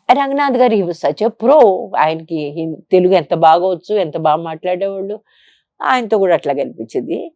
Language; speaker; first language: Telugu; native; Telugu